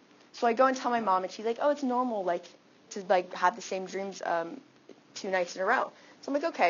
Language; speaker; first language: English; native; English